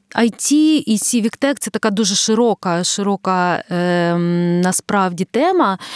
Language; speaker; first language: Ukrainian; native; Ukrainian